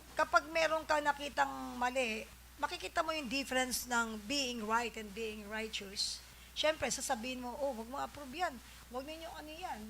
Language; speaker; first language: Filipino; native; Filipino